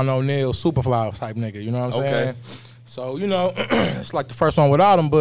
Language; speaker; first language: English; native; English